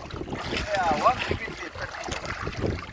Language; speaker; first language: English; non-native, learner; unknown